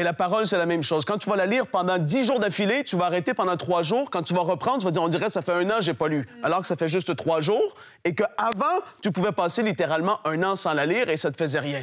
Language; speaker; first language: French; native; French